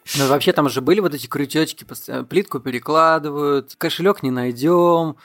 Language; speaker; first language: Russian; native; Russian